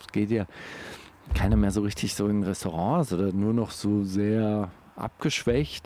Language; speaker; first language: German; native; German